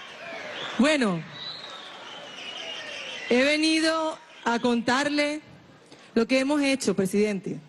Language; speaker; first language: Spanish; native; Spanish